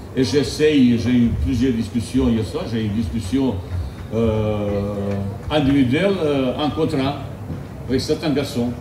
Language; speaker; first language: French; non-native, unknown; Bosnian